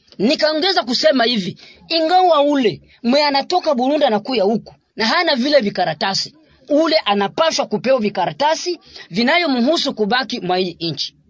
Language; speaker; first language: Swahili; non-native, local second language; Rundi